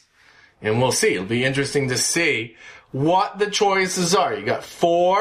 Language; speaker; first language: English; native; English